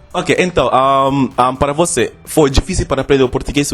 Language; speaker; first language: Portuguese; non-native, learner; English